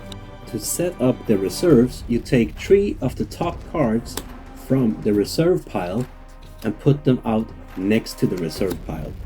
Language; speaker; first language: English; non-native, fluent; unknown